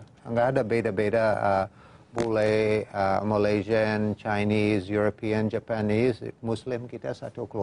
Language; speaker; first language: Indonesian; non-native, fluent; English